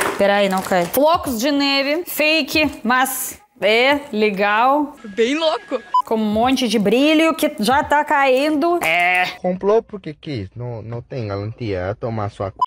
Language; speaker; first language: Portuguese; non-native, fluent; Russian